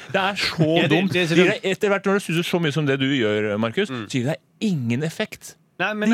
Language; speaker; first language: Norwegian; native; Norwegian